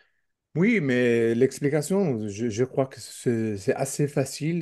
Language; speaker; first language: French; non-native, learner; English